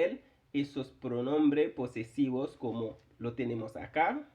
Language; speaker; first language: Spanish; non-native, fluent; Haitian Creole